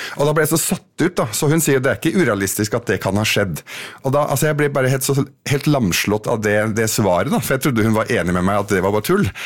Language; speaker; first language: Norwegian; early bilingual, other home language; Arabic